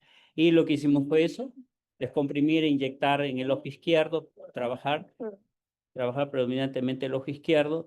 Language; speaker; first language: Spanish; native; Spanish